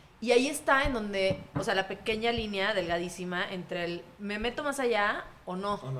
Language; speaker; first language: Spanish; native; Spanish